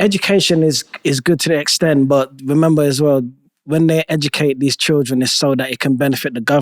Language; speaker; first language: English; native; English